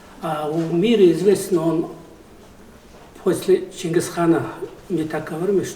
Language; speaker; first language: Russian; non-native, learner; Mongolian